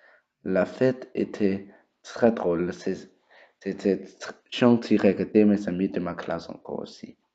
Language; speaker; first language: French; non-native, learner; Danish